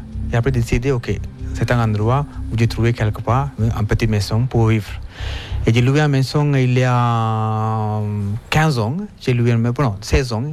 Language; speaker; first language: French; non-native, fluent; Sinhala